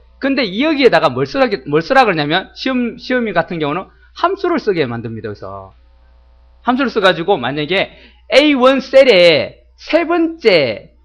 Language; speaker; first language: Korean; native; Korean